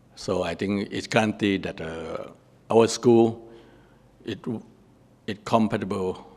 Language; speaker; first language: English; non-native, learner; Thai